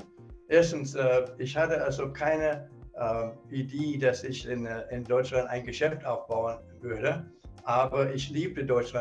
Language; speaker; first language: German; non-native, fluent; English